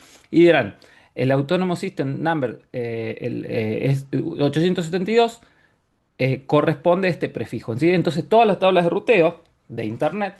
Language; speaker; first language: Spanish; native; Spanish